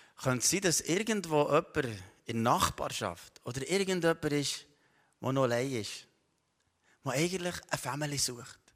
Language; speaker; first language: German; native; German